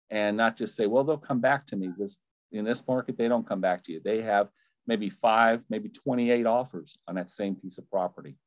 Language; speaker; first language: English; native; English